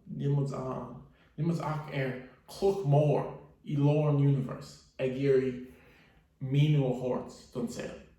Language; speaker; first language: Irish; native; Irish